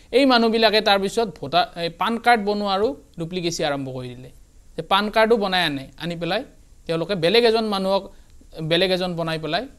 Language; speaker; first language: Assamese; native; Assamese